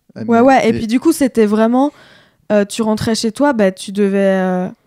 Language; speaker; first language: French; native; French